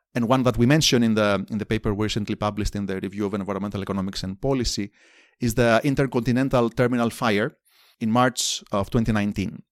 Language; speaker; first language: English; non-native, fluent; Greek